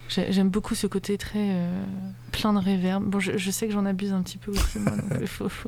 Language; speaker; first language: French; early bilingual, heritage; English